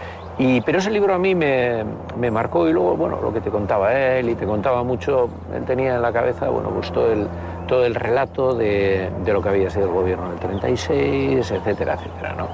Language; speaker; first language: Spanish; native; Spanish